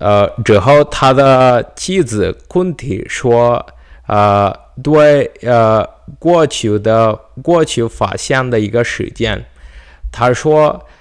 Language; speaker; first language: Chinese; non-native, learner; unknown